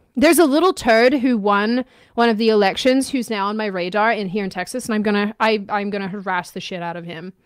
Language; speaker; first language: English; native; English